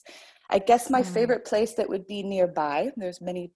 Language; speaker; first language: English; native; English